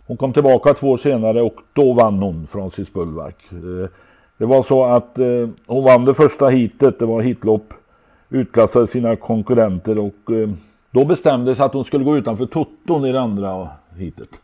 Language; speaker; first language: Swedish; native; Swedish